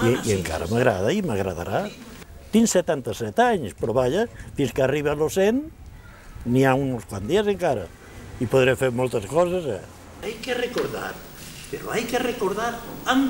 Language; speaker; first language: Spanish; non-native, local second language; Catalan